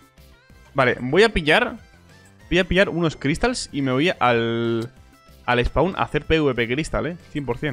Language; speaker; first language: Spanish; native; Spanish